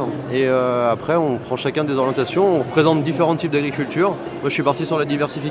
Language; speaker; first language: French; native; French